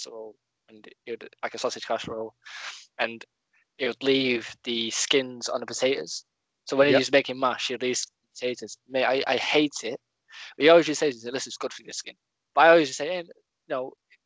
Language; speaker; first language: English; native; English